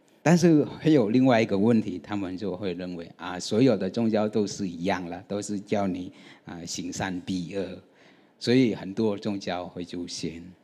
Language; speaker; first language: Chinese; non-native, fluent; Vietnamese